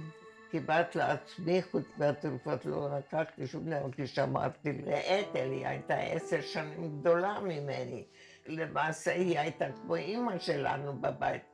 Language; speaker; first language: Hebrew; non-native, fluent; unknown